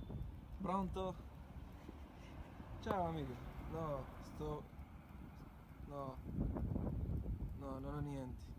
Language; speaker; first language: Italian; non-native, fluent; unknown